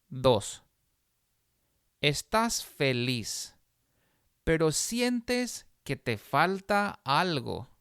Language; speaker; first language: Spanish; non-native, fluent; English